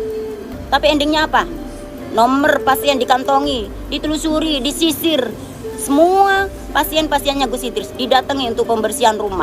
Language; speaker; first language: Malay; non-native, local second language; Javanese